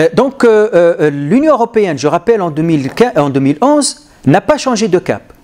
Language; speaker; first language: French; non-native, local second language; Arabic